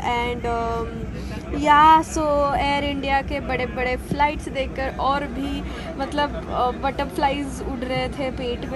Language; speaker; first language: Hindi; non-native, local second language; Marathi